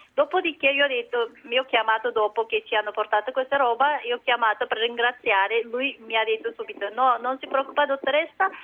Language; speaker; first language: Italian; non-native, learner; Chinese